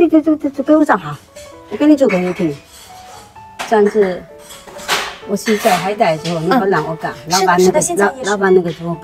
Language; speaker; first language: Chinese; native; Chinese